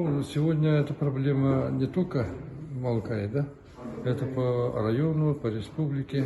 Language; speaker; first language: Russian; non-native, local second language; Yakut